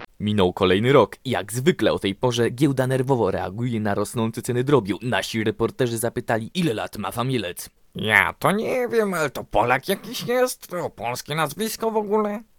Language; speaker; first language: Polish; native; Polish